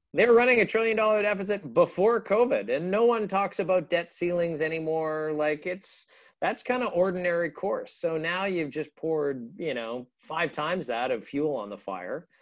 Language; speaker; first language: English; native; English